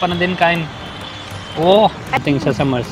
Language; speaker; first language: Filipino; non-native, learner; Punjabi